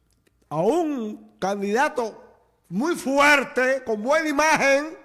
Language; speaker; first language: Spanish; native; Spanish